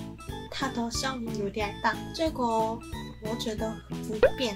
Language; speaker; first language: Chinese; non-native, learner; Korean